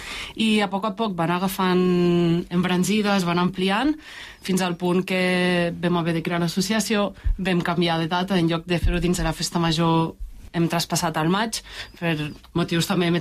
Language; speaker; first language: Catalan; native; Catalan